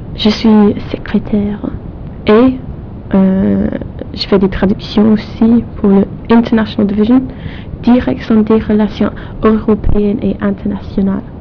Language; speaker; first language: French; non-native, fluent; English